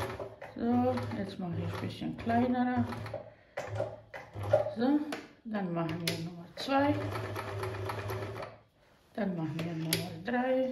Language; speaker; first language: German; non-native, learner; Croatian